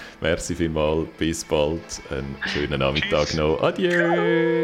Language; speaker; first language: German; native; German